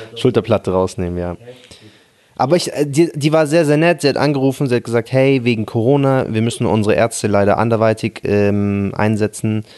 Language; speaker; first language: German; early bilingual, other home language; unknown